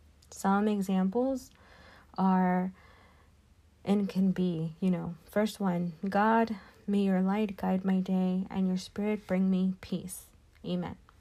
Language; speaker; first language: English; early bilingual, other home language; Spanish